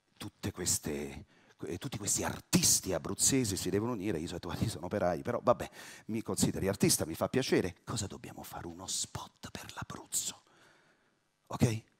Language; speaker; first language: Italian; native; Italian